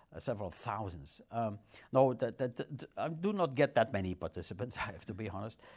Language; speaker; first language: English; non-native, fluent; Dutch